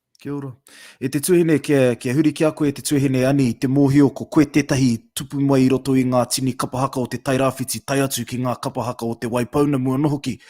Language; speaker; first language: Māori; non-native, local second language; English